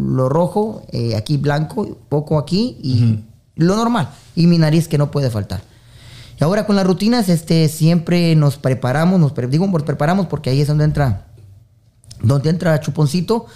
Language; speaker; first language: Spanish; native; Spanish